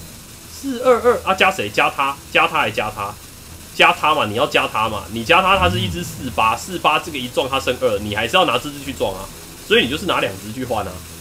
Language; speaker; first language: Chinese; native; Chinese